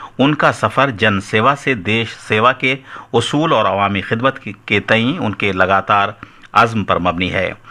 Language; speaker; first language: Urdu; native; Urdu